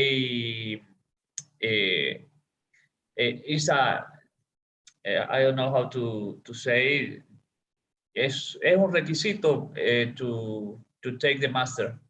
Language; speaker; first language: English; non-native, learner; Spanish